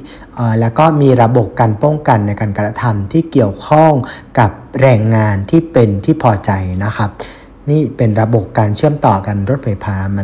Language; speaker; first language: Thai; non-native, fluent; Vietnamese